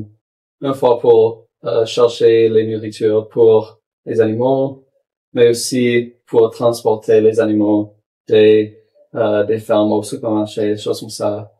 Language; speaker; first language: French; non-native, local second language; English